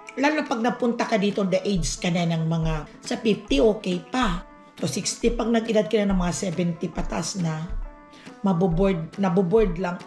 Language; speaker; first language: Filipino; native; Filipino